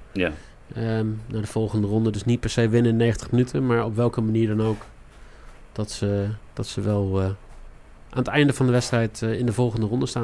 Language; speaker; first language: Dutch; native; Dutch